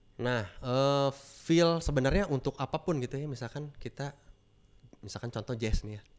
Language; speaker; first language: Indonesian; native; Indonesian